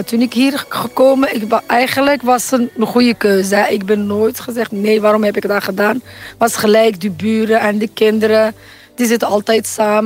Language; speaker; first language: Dutch; non-native, learner; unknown